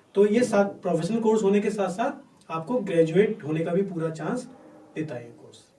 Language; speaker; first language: Hindi; native; Hindi